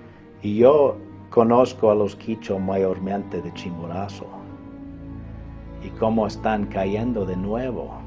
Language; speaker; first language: Spanish; non-native, fluent; English